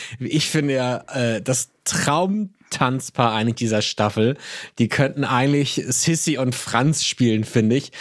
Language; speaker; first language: German; native; German